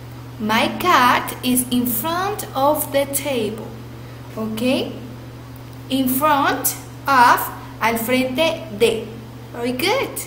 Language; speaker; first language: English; non-native, fluent; Spanish